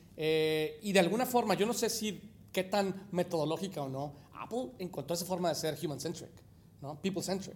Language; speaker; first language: Spanish; native; Spanish